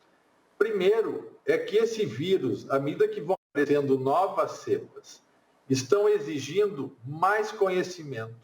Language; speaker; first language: Portuguese; native; Portuguese